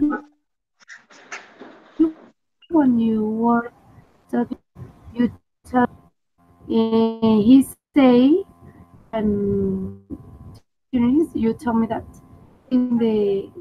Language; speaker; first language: English; non-native, fluent; Spanish